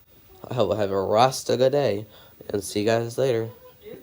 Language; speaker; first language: English; native; English